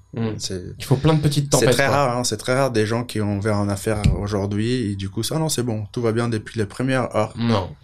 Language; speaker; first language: French; non-native, fluent; Portuguese